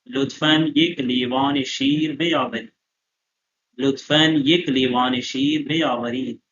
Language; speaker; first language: Persian; non-native, fluent; Urdu